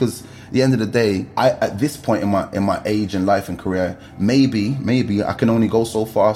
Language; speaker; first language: English; native; English